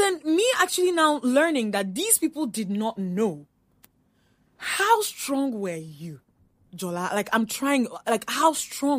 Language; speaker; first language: English; non-native, local second language; Igbo